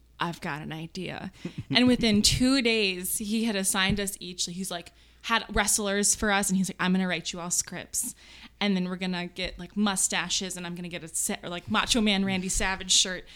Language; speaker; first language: English; native; English